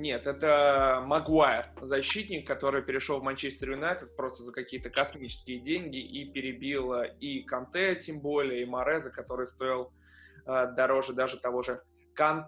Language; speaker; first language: Russian; native; Russian